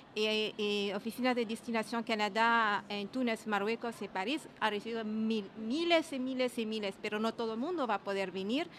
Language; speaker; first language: Spanish; non-native, fluent; Arabic